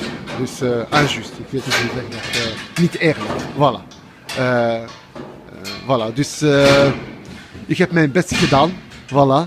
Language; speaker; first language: Dutch; non-native, learner; French